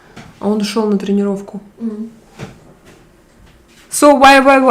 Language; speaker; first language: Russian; native; Russian